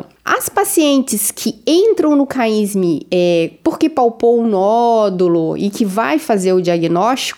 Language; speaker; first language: Portuguese; native; Portuguese